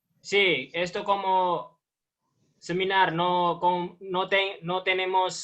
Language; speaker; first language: Spanish; non-native, learner; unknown